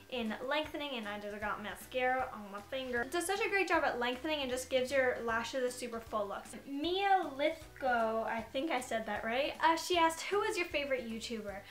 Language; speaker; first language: English; native; English